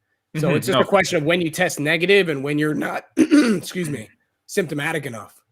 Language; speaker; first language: English; native; English